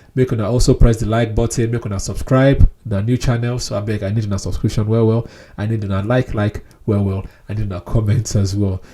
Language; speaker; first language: Nigerian Pidgin; non-native, local second language; Yoruba